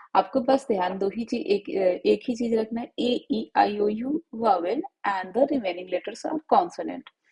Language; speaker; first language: Hindi; native; Hindi